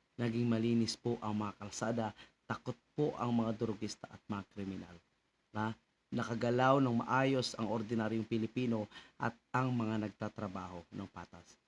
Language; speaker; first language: Filipino; native; Filipino